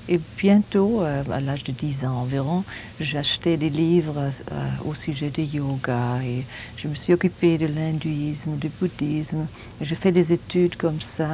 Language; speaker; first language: French; non-native, fluent; German